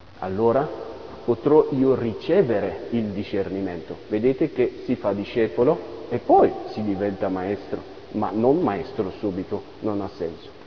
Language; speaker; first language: Italian; non-native, fluent; French